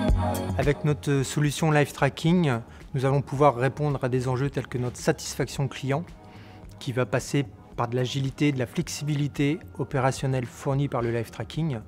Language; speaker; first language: French; native; French